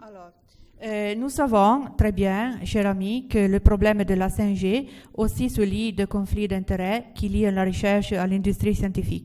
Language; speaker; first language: French; non-native, fluent; Italian